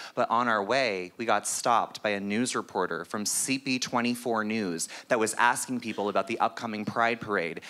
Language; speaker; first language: English; native; English